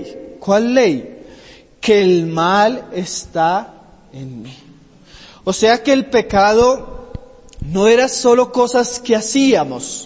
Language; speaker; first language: Spanish; native; Spanish